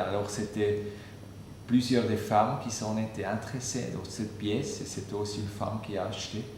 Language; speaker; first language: French; non-native, fluent; German